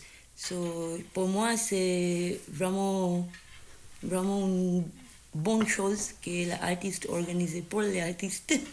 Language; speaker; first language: French; non-native, learner; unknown